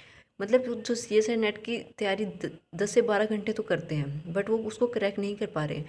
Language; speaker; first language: Hindi; native; Hindi